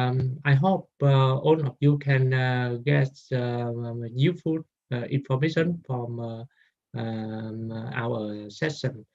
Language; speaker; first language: English; non-native, learner; Vietnamese